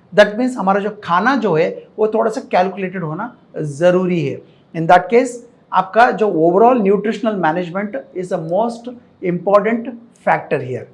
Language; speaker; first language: Hindi; non-native, local second language; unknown